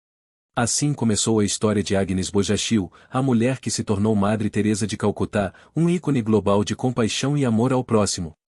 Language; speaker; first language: Portuguese; native; Portuguese